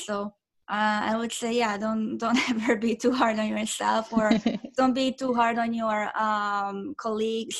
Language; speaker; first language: English; non-native, fluent; Hungarian